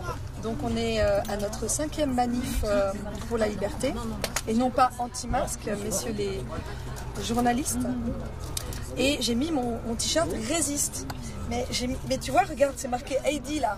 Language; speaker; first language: French; native; French